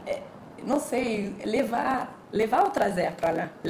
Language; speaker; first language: Portuguese; non-native, fluent; French